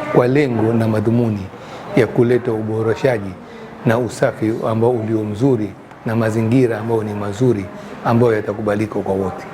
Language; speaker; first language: Swahili; native; Swahili